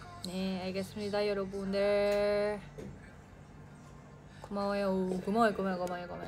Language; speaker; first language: Korean; non-native, learner; Indonesian